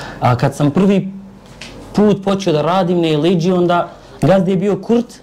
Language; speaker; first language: Serbian; non-native, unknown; Arabic